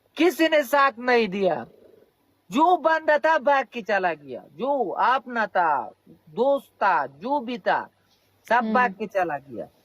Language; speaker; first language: Hindi; non-native, fluent; Pashto